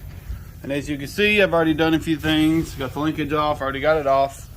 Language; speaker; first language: English; native; English